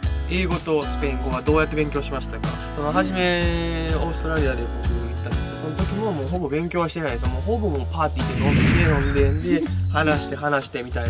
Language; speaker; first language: Japanese; native; Japanese